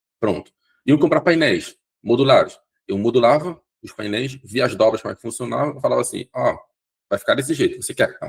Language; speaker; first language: Portuguese; non-native, local second language; Kabuverdianu